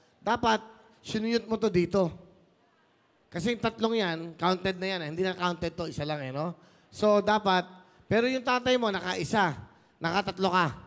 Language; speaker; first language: Filipino; native; Filipino